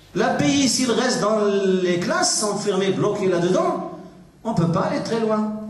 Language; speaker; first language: French; non-native, local second language; Arabic